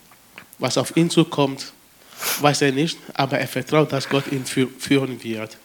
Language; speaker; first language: German; non-native, fluent; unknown